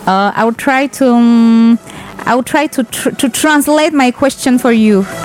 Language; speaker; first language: English; non-native, local second language; French